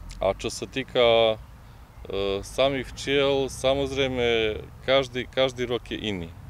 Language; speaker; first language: Slovak; native; Slovak